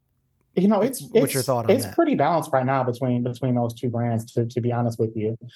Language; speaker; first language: English; native; English